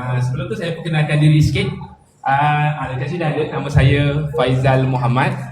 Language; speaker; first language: Malay; native; Malay